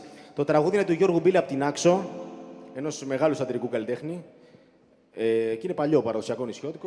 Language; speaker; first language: Greek; native; Greek